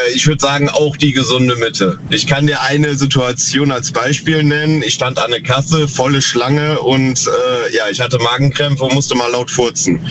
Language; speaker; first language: German; native; German